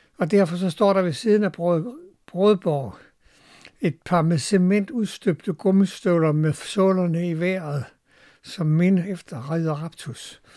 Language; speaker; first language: Danish; native; Danish